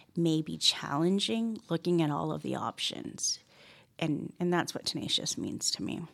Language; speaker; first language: English; native; English